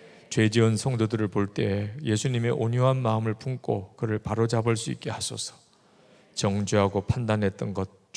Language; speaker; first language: Korean; native; Korean